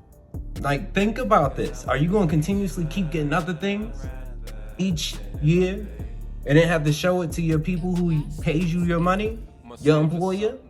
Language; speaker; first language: English; native; English